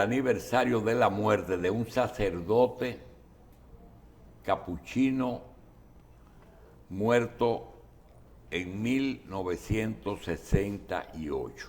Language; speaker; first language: Spanish; native; Spanish